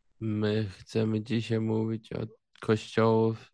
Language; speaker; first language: Polish; early bilingual, heritage; Polish